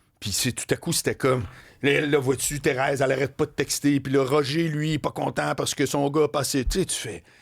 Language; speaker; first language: French; native; French